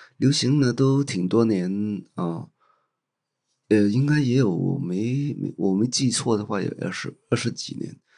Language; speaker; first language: Chinese; non-native, local second language; Cantonese